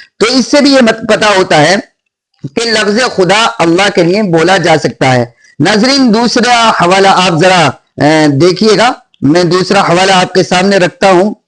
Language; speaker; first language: Urdu; native; Urdu